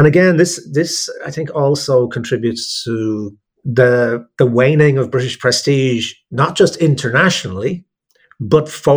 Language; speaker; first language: English; native; English